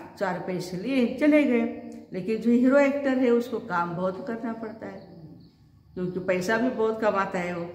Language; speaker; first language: Hindi; non-native, local second language; Marathi